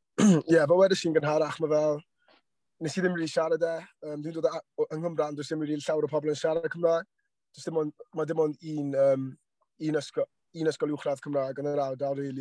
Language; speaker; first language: Welsh; non-native, local second language; English